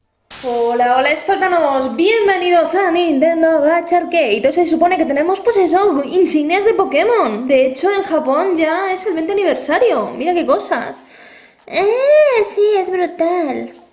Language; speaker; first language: Spanish; native; Spanish